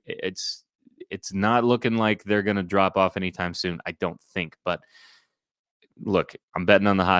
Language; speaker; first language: English; native; English